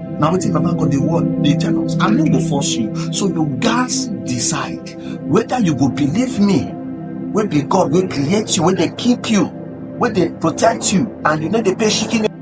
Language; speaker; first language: Nigerian Pidgin; non-native, local second language; Igbo